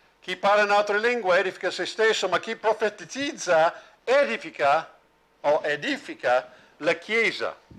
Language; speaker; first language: Italian; non-native, fluent; English